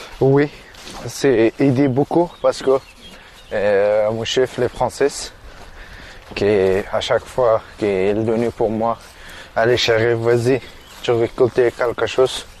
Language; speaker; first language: French; non-native, learner; Persian